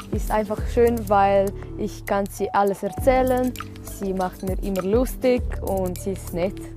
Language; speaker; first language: German; non-native, learner; Ukrainian